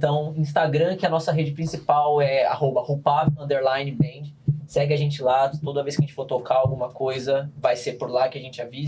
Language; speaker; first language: Portuguese; native; Portuguese